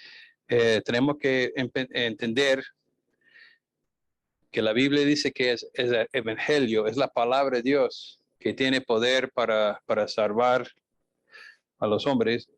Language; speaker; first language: Spanish; non-native, fluent; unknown